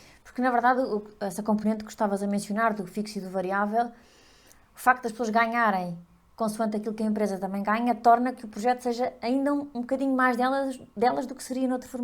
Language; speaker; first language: Portuguese; native; Portuguese